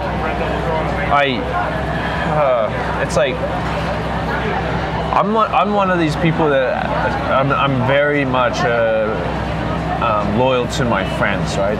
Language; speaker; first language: English; native; English